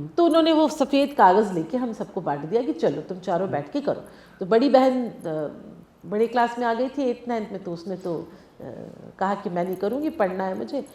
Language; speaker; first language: Hindi; non-native, local second language; Tamil